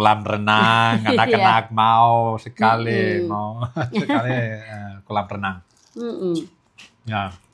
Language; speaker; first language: Indonesian; non-native, learner; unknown